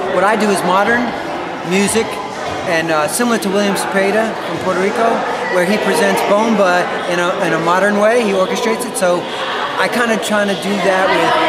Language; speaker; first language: English; native; English